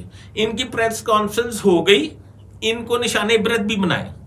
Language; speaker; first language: Urdu; native; Urdu